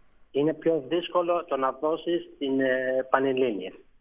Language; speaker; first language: Greek; non-native, fluent; Persian